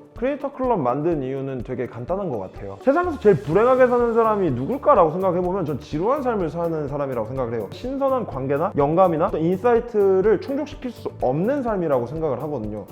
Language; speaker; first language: Korean; native; Korean